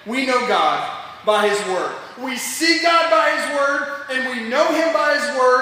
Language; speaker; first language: English; native; English